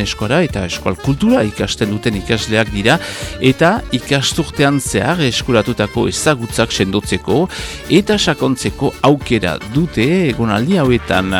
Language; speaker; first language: Basque; native; Basque